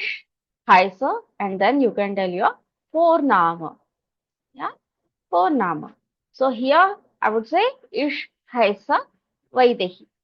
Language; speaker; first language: German; non-native, fluent; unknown